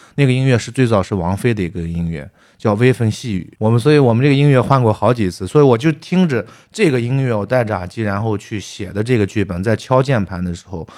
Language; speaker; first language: Chinese; native; Chinese